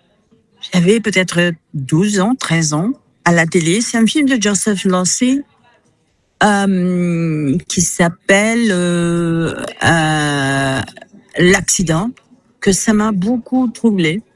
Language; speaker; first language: French; non-native, fluent; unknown